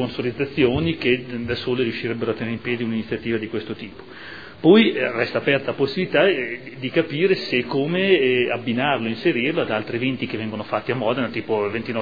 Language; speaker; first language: Italian; native; Italian